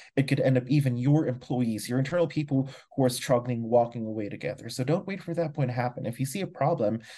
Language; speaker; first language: English; non-native, local second language; Filipino